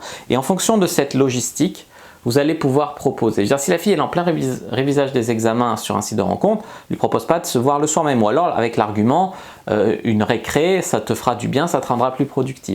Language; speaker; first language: French; native; French